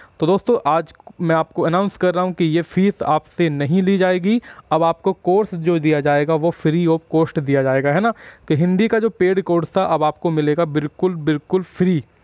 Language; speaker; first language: Hindi; native; Hindi